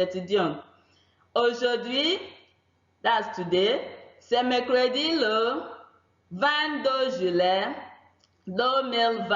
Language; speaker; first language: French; non-native, fluent; Igbo